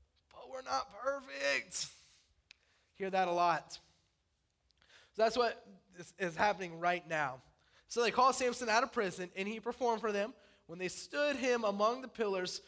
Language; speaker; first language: English; native; English